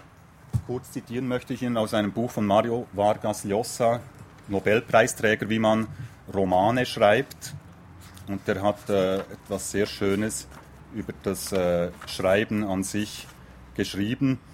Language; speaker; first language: German; native; German